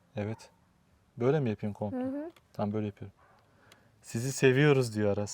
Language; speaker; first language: Turkish; native; Turkish